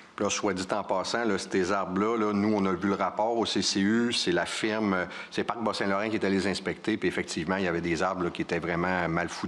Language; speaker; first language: French; native; French